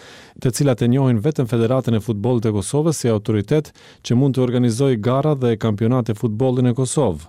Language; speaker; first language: Albanian; native; Albanian